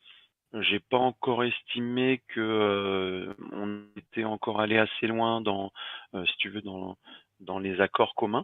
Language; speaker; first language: French; native; French